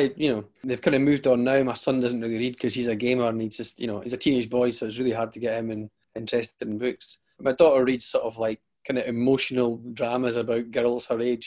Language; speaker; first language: English; native; English